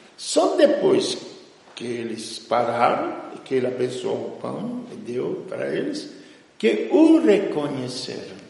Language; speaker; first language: Portuguese; non-native, fluent; Italian